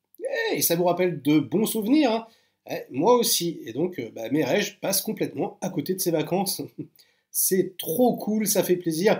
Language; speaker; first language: French; native; French